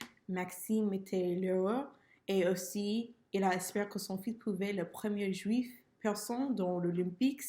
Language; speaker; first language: French; non-native, learner; English